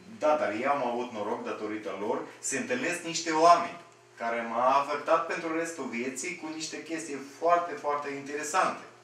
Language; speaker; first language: Romanian; non-native, fluent; Russian